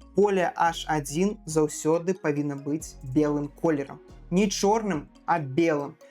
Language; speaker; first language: Belarusian; non-native, local second language; Russian